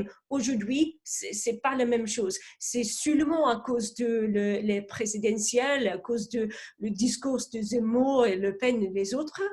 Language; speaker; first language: French; non-native, fluent; English